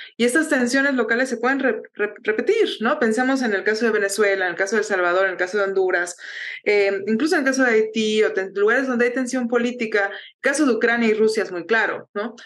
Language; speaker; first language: Spanish; native; Spanish